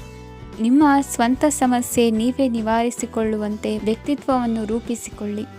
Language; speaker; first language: Kannada; native; Kannada